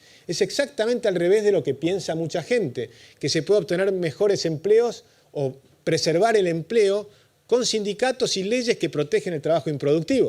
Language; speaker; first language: Spanish; native; Spanish